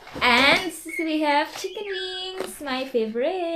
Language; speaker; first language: English; non-native, local second language; Filipino